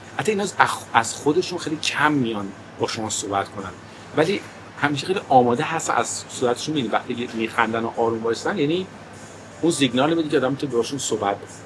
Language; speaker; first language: Persian; early bilingual, heritage; Persian